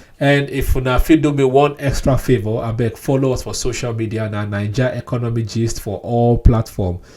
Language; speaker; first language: Nigerian Pidgin; non-native, local second language; Yoruba